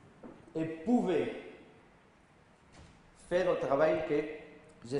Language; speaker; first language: French; non-native, learner; Spanish